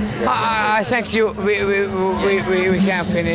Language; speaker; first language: English; non-native, learner; Hungarian